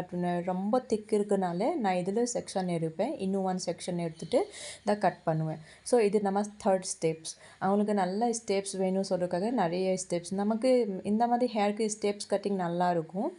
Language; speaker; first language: Tamil; non-native, fluent; Assamese